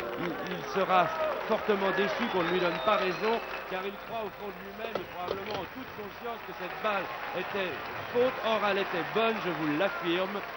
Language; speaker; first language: French; native; French